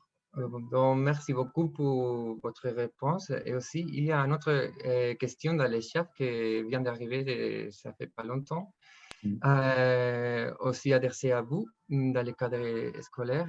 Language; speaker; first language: French; non-native, fluent; Spanish